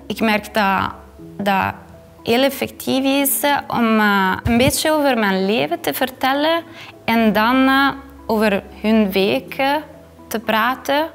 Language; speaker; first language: Dutch; non-native, fluent; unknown